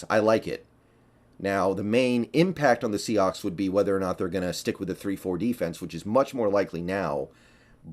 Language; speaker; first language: English; native; English